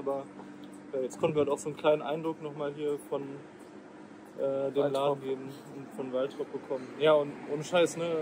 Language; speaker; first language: German; native; German